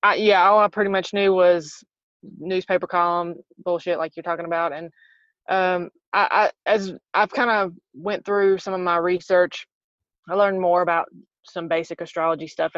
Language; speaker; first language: English; native; English